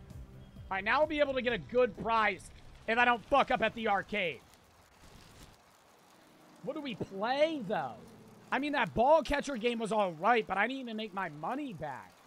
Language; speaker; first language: English; native; English